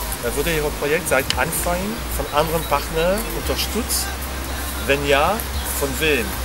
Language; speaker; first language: German; non-native, fluent; French